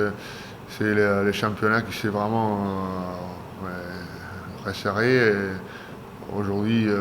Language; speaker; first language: French; non-native, fluent; Spanish